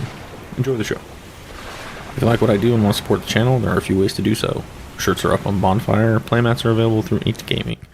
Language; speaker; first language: English; native; English